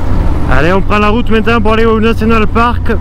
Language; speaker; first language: French; native; French